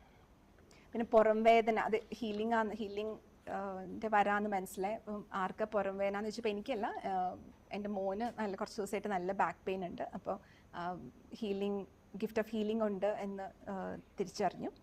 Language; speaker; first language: Malayalam; native; Malayalam